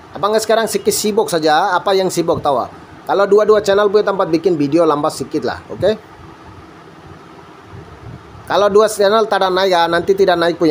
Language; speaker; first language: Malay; non-native, learner; Bangla